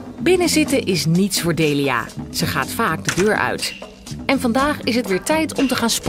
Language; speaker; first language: Dutch; native; Dutch